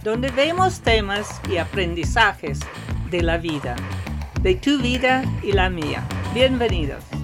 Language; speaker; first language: Spanish; non-native, fluent; English